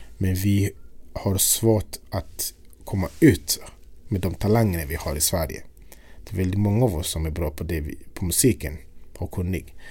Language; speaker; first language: Swedish; non-native, fluent; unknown